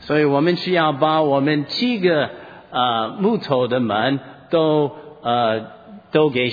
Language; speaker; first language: Chinese; non-native, fluent; English